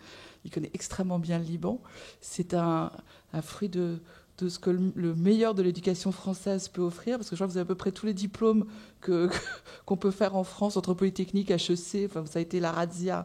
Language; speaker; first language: French; native; French